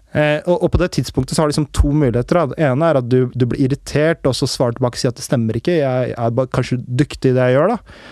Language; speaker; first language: Norwegian; early bilingual, other home language; Urdu